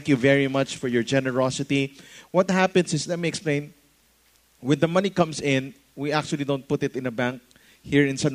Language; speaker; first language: English; non-native, local second language; Filipino